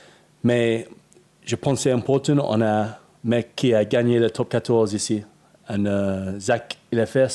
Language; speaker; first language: French; non-native, learner; English